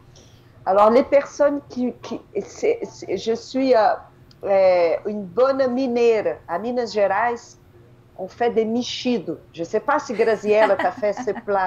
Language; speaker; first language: French; non-native, fluent; Portuguese